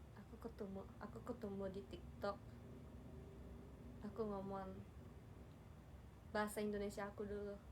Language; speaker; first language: Indonesian; non-native, learner; Japanese